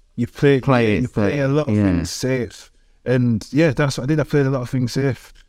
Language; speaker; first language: English; native; English